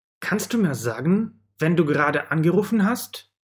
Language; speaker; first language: German; non-native, fluent; Russian